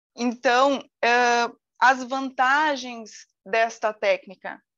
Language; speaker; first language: Portuguese; native; Portuguese